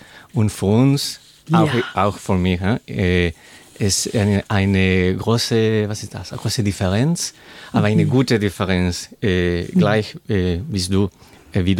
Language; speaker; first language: German; non-native, learner; Spanish